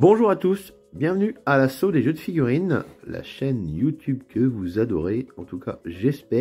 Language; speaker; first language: French; native; French